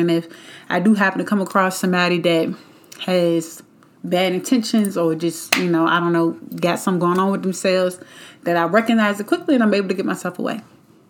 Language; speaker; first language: English; native; English